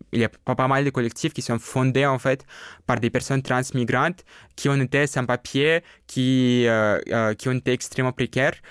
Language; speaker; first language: French; non-native, fluent; Russian